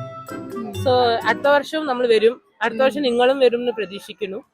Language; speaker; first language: Malayalam; non-native, local second language; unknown